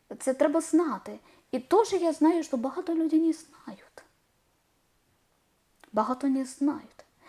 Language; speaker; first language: Ukrainian; non-native, learner; Malayalam